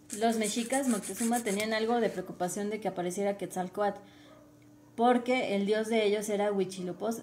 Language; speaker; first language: Spanish; native; Spanish